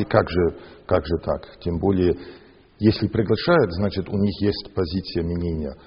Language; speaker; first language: Russian; non-native, fluent; English